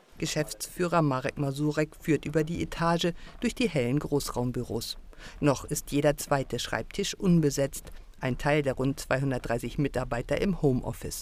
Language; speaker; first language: German; native; German